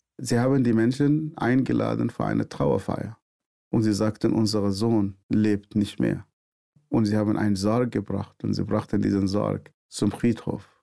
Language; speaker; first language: German; non-native, fluent; Arabic